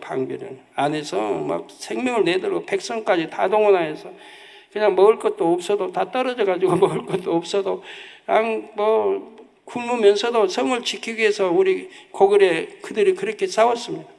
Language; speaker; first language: Korean; native; Korean